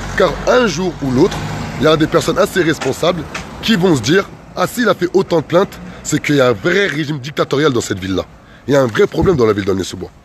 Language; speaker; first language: French; early bilingual, other home language; Soninke